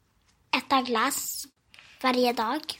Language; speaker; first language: Swedish; early bilingual, other home language; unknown